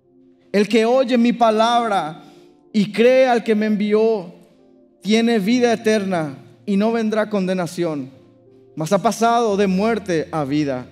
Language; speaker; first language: Spanish; native; Spanish